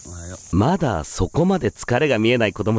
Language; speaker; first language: Japanese; native; Japanese